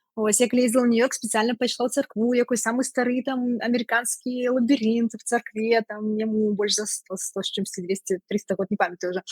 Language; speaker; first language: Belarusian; non-native, local second language; Russian